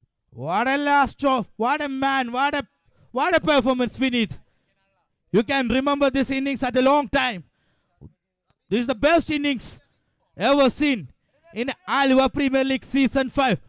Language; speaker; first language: English; non-native, local second language; Malayalam